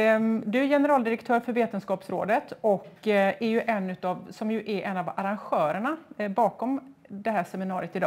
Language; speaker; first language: Swedish; native; Swedish